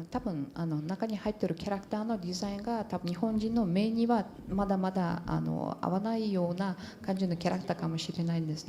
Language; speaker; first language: Japanese; non-native, fluent; Portuguese